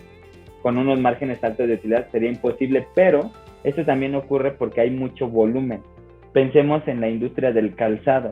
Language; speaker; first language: Spanish; native; Spanish